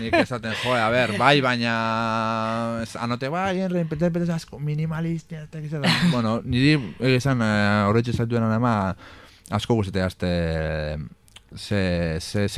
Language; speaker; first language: Basque; native; Basque